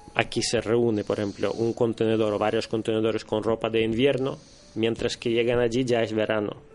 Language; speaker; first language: Spanish; non-native, fluent; Russian